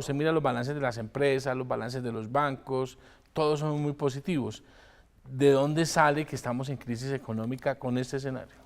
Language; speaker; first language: Spanish; native; Spanish